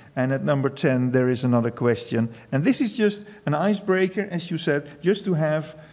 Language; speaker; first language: English; non-native, fluent; Dutch